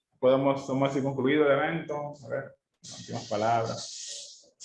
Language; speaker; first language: Spanish; native; Spanish